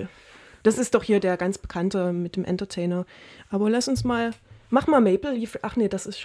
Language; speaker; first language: German; native; German